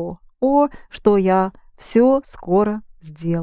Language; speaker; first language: Russian; non-native, fluent; English